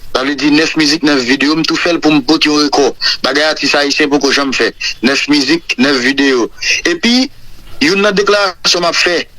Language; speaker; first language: Haitian Creole; native; Haitian Creole